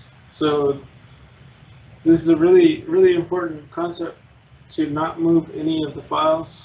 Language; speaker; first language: English; native; English